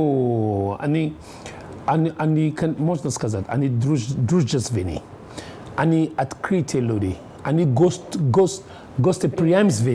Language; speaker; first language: Russian; non-native, learner; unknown